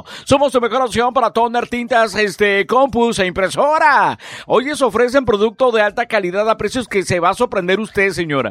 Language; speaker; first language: Spanish; native; Spanish